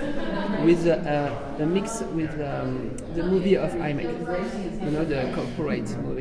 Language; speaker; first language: English; non-native, learner; French